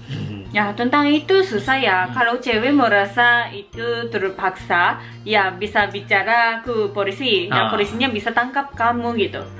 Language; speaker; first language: Indonesian; non-native, learner; Japanese